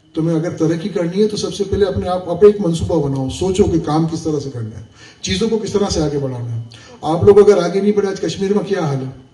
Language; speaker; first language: Urdu; non-native, local second language; Memoni